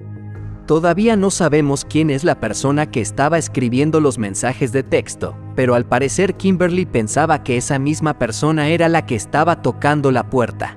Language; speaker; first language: Spanish; native; Spanish